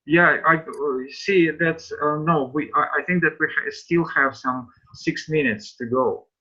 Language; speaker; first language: English; non-native, fluent; Russian